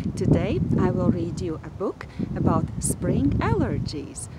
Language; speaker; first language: English; non-native, fluent; Latvian